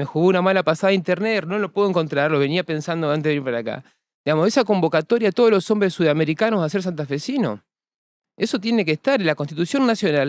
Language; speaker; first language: Spanish; native; Spanish